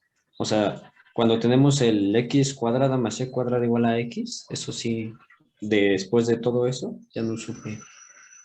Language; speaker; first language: Spanish; native; Spanish